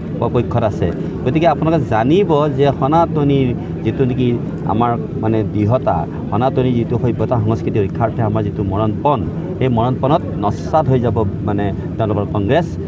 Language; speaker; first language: Assamese; native; Assamese